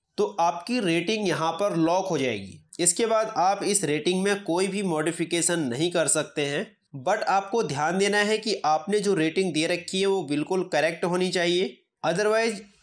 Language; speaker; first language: Hindi; native; Hindi